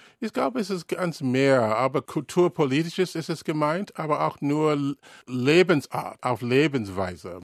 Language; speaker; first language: German; non-native, learner; English